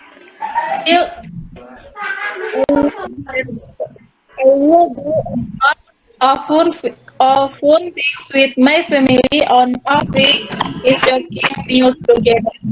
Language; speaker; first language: English; non-native, learner; Indonesian